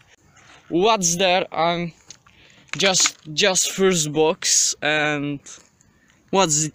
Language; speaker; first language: English; non-native, learner; Czech